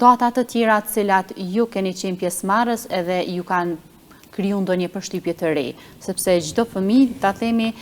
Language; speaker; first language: Albanian; native; Albanian